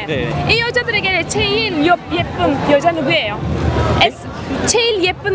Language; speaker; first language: Korean; non-native, learner; Turkish